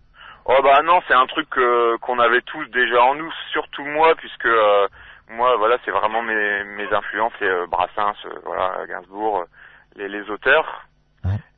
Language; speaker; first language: French; native; French